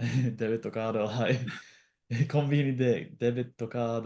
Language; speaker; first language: Japanese; non-native, learner; English